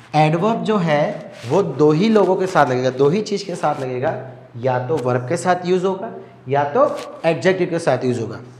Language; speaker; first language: Hindi; native; Hindi